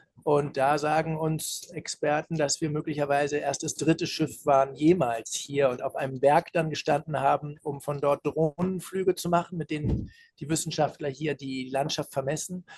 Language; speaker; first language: German; native; German